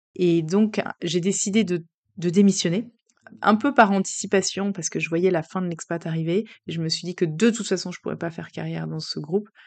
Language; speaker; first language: French; native; French